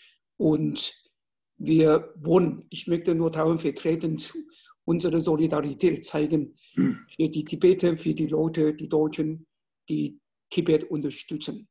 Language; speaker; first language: German; non-native, fluent; Chinese